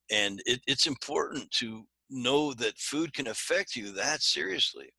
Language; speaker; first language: English; native; English